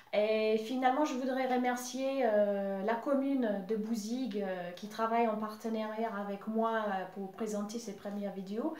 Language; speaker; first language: French; non-native, fluent; English